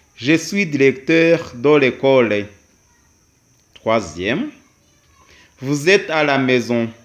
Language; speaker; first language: French; non-native, local second language; Kinyarwanda